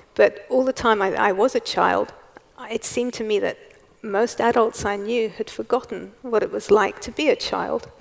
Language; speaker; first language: English; native; English